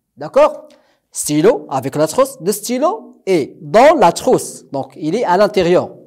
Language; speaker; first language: French; non-native, local second language; Arabic